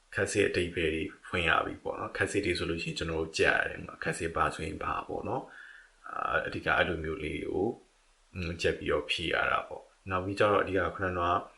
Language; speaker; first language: Burmese; native; Burmese